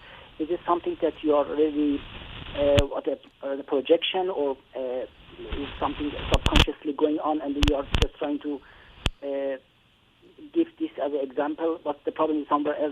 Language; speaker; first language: English; non-native, fluent; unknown